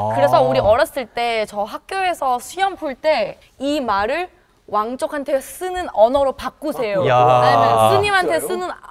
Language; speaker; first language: Korean; non-native, fluent; Thai